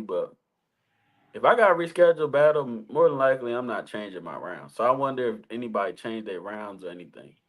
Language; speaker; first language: English; native; English